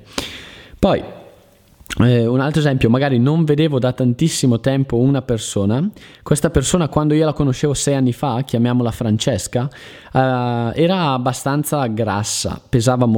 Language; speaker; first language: Italian; native; Italian